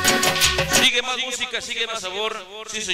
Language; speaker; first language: Spanish; native; Spanish